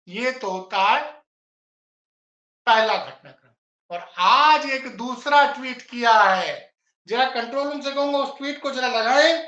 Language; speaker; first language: Hindi; native; Hindi